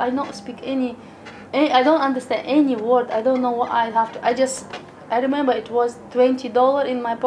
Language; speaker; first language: English; non-native, learner; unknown